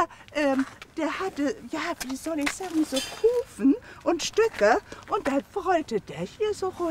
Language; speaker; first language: German; native; German